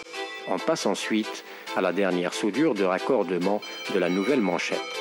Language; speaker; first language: French; non-native, local second language; Arabic